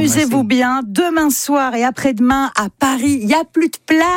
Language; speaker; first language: French; native; French